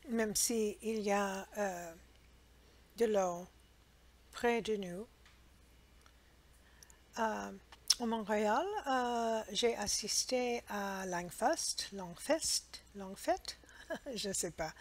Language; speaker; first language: French; non-native, learner; English